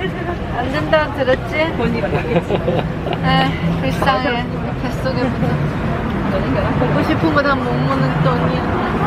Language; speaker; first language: Korean; non-native, fluent; Chinese